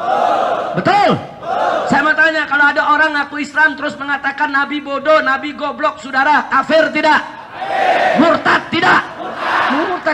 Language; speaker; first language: Indonesian; native; Indonesian